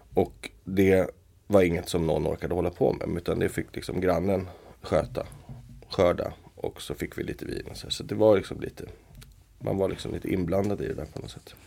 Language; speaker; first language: Swedish; native; Swedish